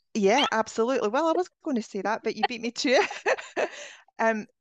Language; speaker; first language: English; native; English